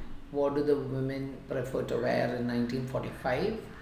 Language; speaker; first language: English; non-native, local second language; Tamil